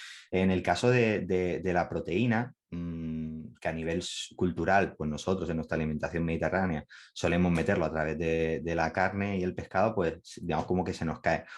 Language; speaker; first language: Spanish; native; Spanish